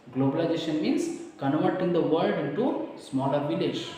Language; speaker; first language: English; non-native, local second language; Kannada